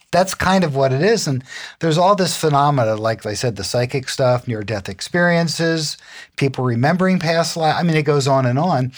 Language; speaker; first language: English; native; English